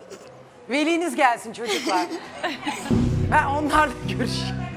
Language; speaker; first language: Turkish; native; Turkish